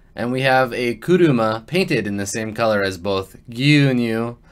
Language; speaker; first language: English; native; English